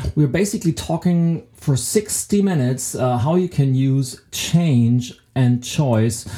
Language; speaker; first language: English; non-native, fluent; German